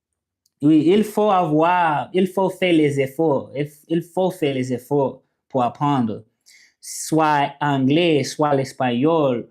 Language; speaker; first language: French; non-native, learner; English